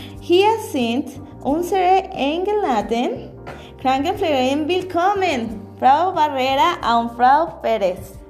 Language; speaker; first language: German; non-native, learner; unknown